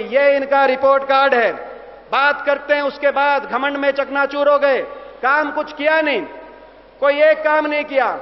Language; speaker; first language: Hindi; native; Hindi